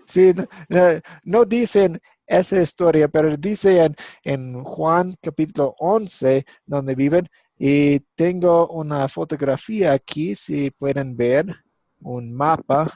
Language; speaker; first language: Spanish; non-native, fluent; English